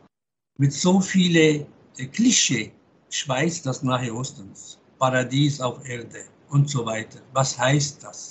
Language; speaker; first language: German; non-native, fluent; Arabic